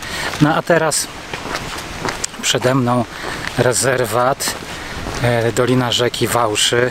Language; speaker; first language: Polish; native; Polish